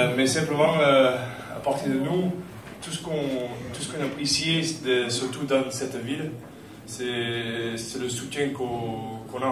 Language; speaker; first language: French; non-native, fluent; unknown